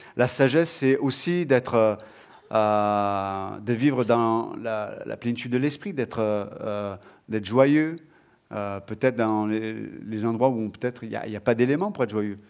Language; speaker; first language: French; native; French